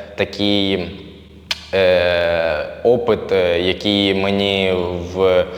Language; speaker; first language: Ukrainian; native; Ukrainian